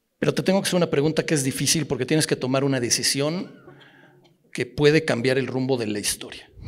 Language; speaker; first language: Spanish; native; Spanish